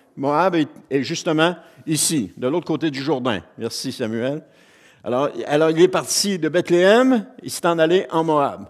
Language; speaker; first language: French; native; French